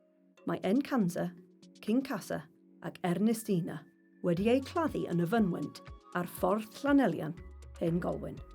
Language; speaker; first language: Welsh; native; Welsh